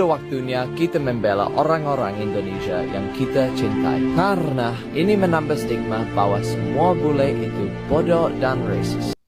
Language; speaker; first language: Indonesian; non-native, fluent; English